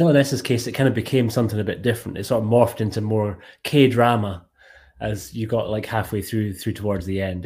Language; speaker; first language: English; native; English